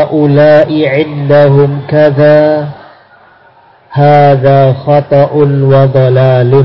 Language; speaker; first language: Arabic; non-native, fluent; Indonesian